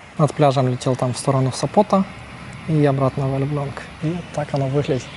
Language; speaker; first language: Russian; non-native, local second language; Ukrainian